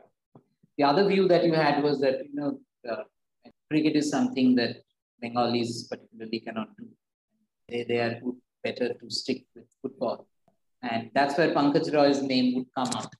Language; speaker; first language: English; non-native, local second language; Bangla